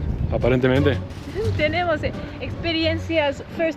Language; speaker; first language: Spanish; non-native, learner; English